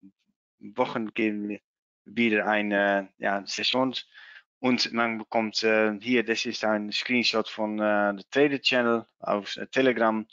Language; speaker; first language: German; non-native, learner; Dutch